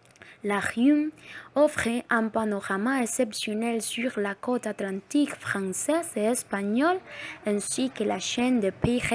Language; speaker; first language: French; non-native, learner; Spanish